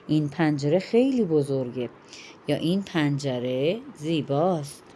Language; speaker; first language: Persian; non-native, fluent; Urdu